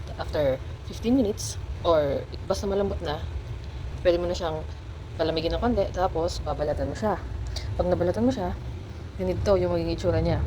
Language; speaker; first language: Filipino; non-native, local second language; Bikol